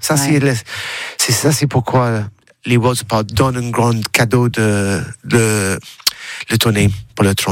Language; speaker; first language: French; non-native, learner; English